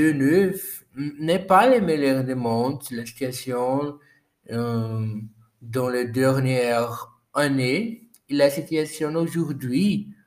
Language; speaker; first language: French; non-native, learner; Portuguese